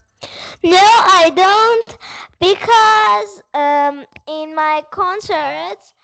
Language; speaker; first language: English; non-native, learner; Persian